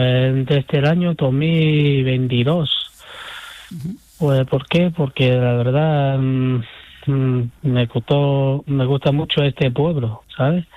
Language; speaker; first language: Spanish; non-native, fluent; Chinese